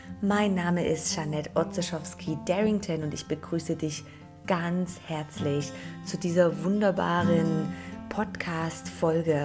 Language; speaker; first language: German; native; German